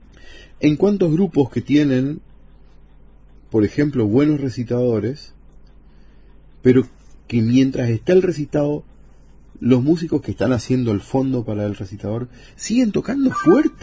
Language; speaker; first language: Spanish; native; Spanish